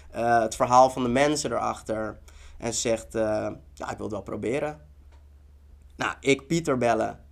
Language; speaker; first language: Dutch; early bilingual, other home language; Tigrinya